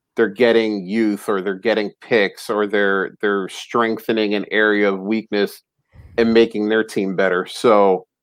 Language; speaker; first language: English; native; English